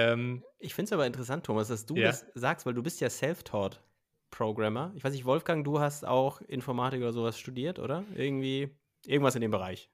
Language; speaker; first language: German; native; German